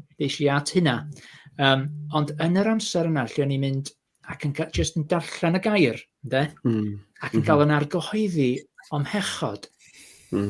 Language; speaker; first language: Welsh; native; Welsh